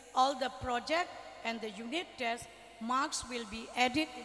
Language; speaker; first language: English; non-native, fluent; Burmese